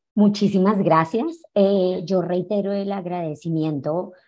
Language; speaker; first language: Spanish; native; Spanish